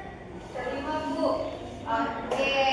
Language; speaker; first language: Indonesian; native; Indonesian